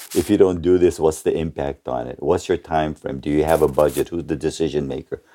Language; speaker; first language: English; early bilingual, other home language; Japanese